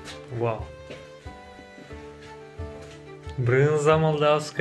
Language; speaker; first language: Russian; non-native, local second language; Romanian